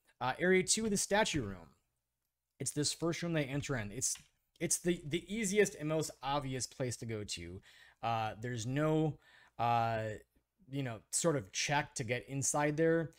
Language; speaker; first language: English; native; English